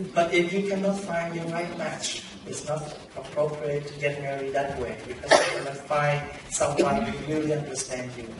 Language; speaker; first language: English; non-native, fluent; Vietnamese